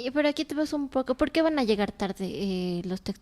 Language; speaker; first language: Spanish; native; Spanish